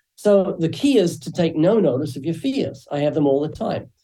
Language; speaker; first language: English; native; English